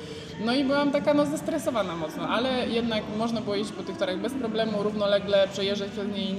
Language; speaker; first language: Polish; native; Polish